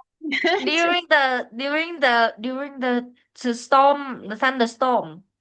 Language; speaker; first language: English; non-native, fluent; Vietnamese